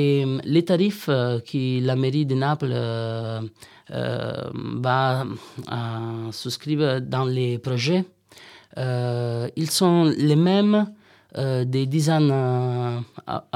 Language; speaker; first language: French; non-native, learner; Italian